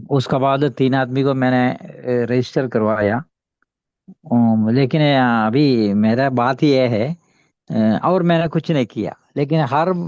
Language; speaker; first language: Hindi; non-native, local second language; Malayalam